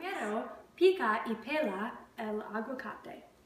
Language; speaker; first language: Spanish; non-native, learner; English